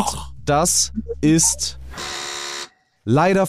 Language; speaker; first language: German; native; German